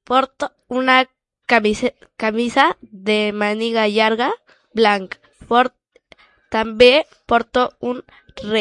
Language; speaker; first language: Catalan; non-native, learner; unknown